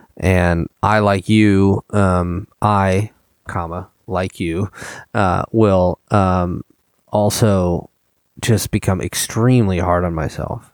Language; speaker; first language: English; native; English